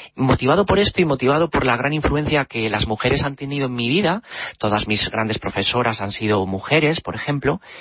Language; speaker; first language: Spanish; native; Spanish